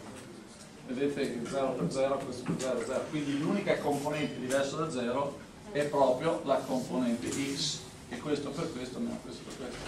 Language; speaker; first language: Italian; native; Italian